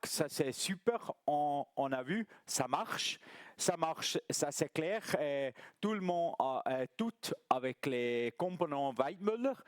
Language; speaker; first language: French; non-native, local second language; German